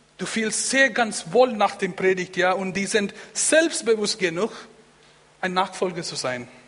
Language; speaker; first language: German; non-native, fluent; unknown